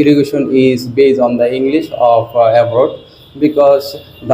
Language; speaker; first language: English; non-native, learner; Bangla